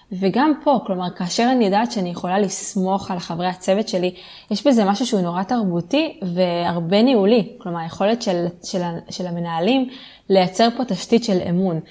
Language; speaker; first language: Hebrew; native; Hebrew